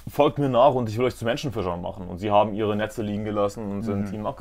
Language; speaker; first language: German; native; German